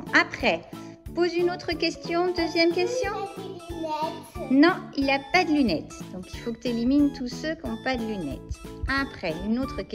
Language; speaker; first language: French; native; French